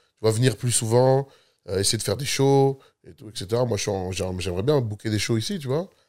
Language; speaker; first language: French; native; French